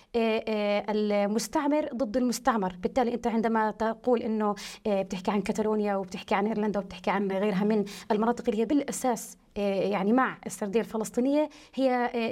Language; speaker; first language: Arabic; early bilingual, heritage; Arabic